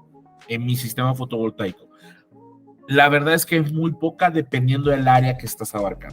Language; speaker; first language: Spanish; native; Spanish